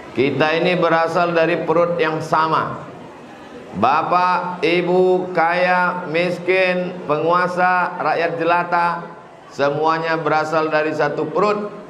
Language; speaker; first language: Indonesian; native; Indonesian